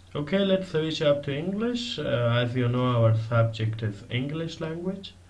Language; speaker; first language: English; non-native, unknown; Persian